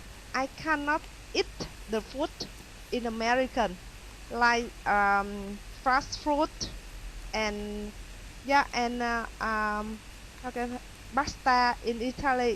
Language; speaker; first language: English; non-native, learner; Vietnamese